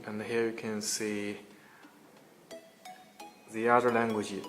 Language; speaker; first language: English; non-native, learner; Chinese